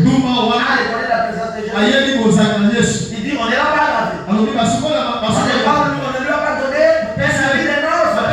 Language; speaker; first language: French; non-native, local second language; Lingala